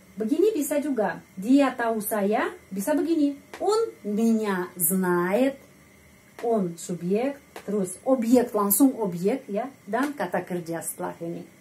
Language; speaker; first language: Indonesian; non-native, fluent; Russian